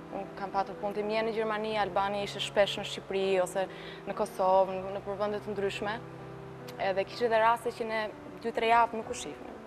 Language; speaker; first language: Albanian; early bilingual, heritage; Albanian